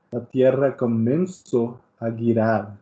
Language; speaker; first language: Spanish; non-native, learner; English